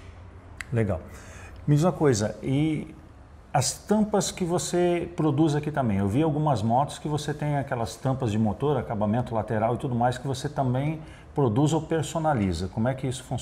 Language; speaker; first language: Portuguese; native; Portuguese